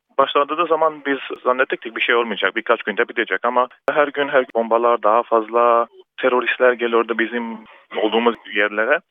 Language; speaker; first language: Turkish; early bilingual, heritage; Turkish